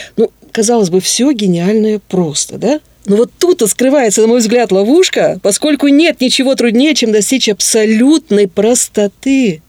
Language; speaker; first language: Russian; native; Russian